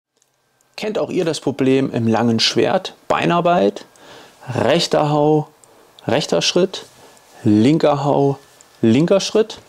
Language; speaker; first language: German; native; German